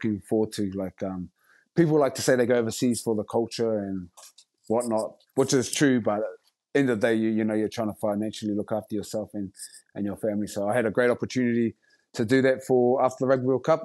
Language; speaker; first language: English; native; English